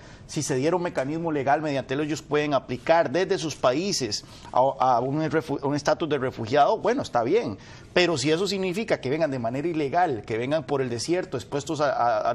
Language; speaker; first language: Spanish; native; Spanish